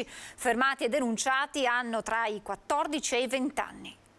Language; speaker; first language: Italian; native; Italian